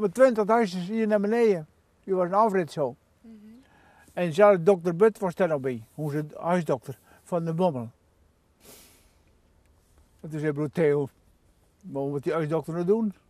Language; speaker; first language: Dutch; native; Dutch